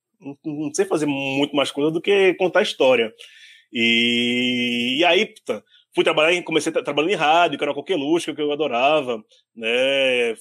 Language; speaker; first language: Portuguese; native; Portuguese